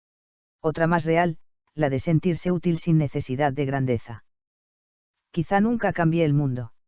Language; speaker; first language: Spanish; native; Spanish